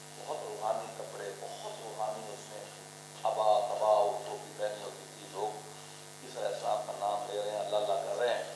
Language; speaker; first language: Urdu; non-native, local second language; Punjabi